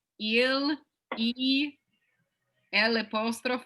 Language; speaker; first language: Italian; non-native, fluent; English